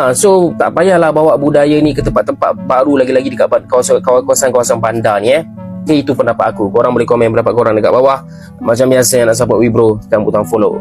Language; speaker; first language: Malay; native; Malay